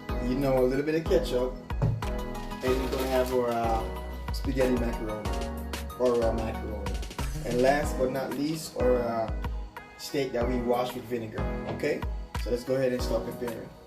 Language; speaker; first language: English; native; English